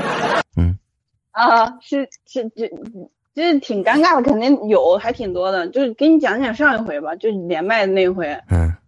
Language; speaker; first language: Chinese; native; Chinese